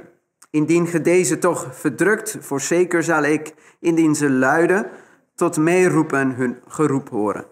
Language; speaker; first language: Dutch; non-native, fluent; Spanish